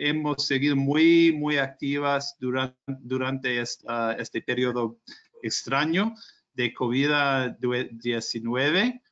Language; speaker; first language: Spanish; non-native, fluent; English